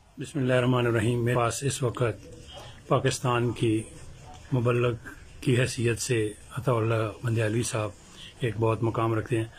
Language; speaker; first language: Urdu; non-native, local second language; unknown